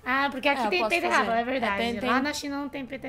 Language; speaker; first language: Portuguese; non-native, fluent; Chinese